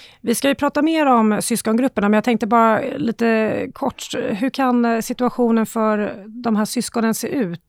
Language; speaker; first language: Swedish; native; Swedish